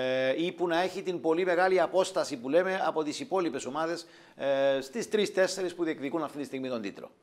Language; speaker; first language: Greek; native; Greek